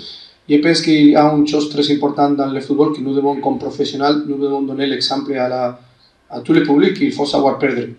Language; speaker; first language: French; non-native, fluent; Spanish